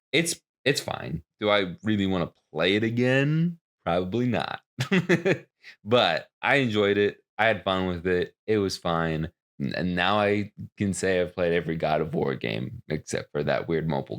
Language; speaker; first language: English; native; English